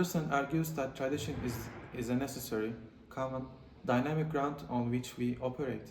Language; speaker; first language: English; non-native, learner; Turkish